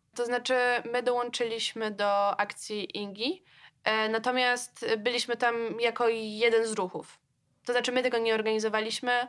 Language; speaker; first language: Polish; native; Polish